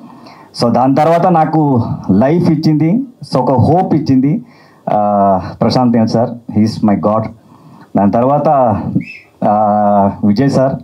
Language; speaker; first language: Telugu; non-native, learner; Kannada